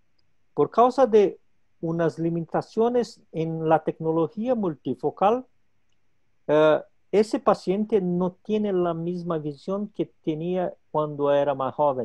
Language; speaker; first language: Spanish; non-native, local second language; Portuguese